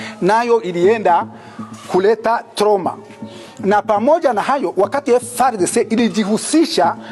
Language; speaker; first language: Swahili; native; Swahili